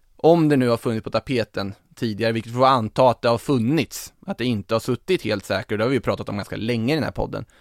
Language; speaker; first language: Swedish; native; Swedish